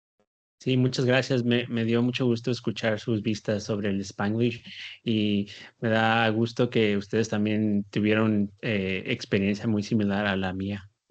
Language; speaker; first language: Spanish; early bilingual, heritage; Spanish